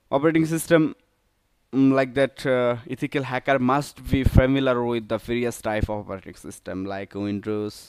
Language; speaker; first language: English; non-native, local second language; Bangla